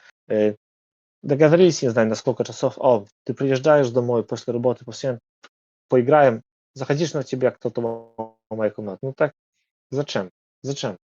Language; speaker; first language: Russian; non-native, learner; Polish